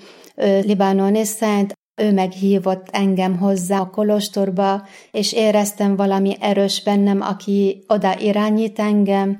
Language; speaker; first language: Hungarian; non-native, fluent; Arabic